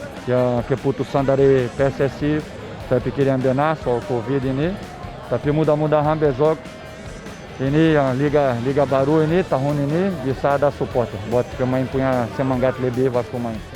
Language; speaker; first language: Indonesian; non-native, fluent; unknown